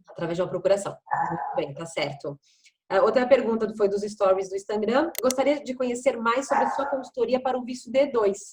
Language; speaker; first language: Portuguese; native; Portuguese